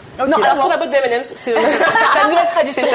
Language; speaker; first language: French; native; French